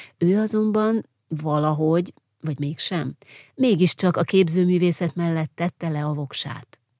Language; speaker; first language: Hungarian; native; Hungarian